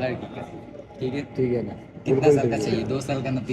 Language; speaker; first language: Hindi; non-native, learner; Bangla